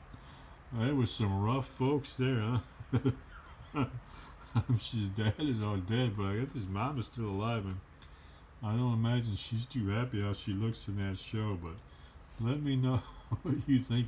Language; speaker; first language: English; native; English